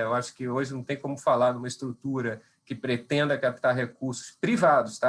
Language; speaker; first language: Portuguese; native; Portuguese